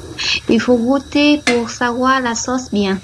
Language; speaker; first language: French; non-native, learner; Vietnamese